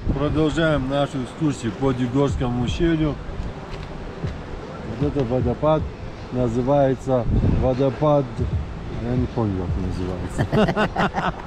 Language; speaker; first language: Russian; native; Russian